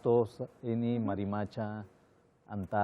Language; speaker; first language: Indonesian; non-native, learner; Spanish